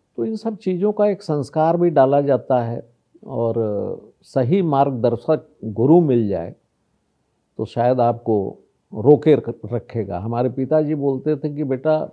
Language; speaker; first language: Hindi; native; Hindi